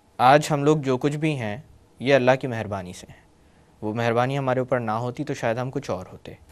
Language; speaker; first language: Urdu; native; Urdu